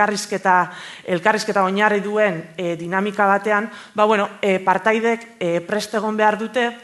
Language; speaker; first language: Basque; native; Basque